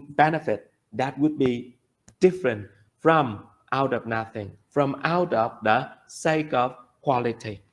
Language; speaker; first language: English; non-native, fluent; Vietnamese